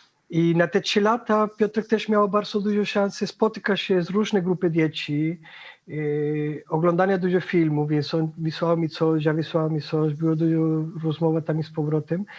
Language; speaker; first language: Polish; non-native, fluent; Spanish